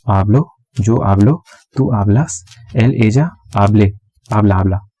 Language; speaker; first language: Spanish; non-native, learner; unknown